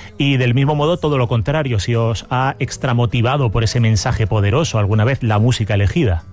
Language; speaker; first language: Spanish; native; Spanish